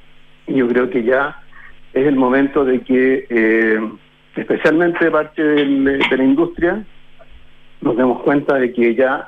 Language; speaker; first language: Spanish; native; Spanish